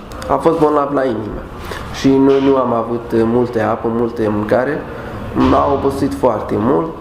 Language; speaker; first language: Romanian; non-native, learner; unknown